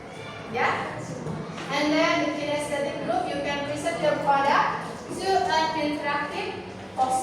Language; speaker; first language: English; non-native, learner; Indonesian